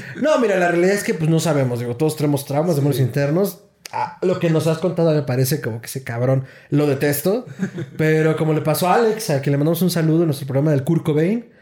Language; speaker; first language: Spanish; native; Spanish